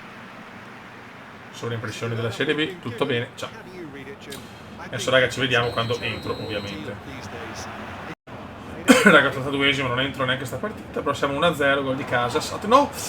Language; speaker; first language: Italian; native; Italian